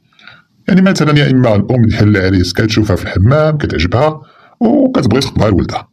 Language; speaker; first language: Arabic; native; Arabic